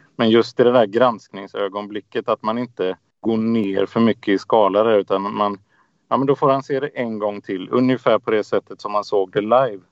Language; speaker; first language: Swedish; native; Swedish